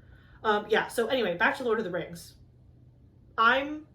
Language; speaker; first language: English; native; English